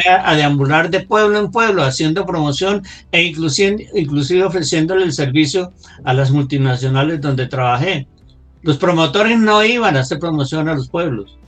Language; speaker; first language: Spanish; native; Spanish